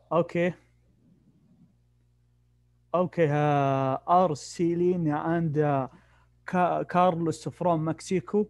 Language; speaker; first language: English; non-native, learner; Arabic